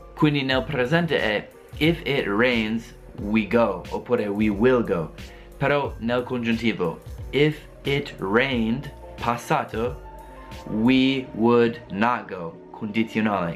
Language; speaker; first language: Italian; non-native, fluent; English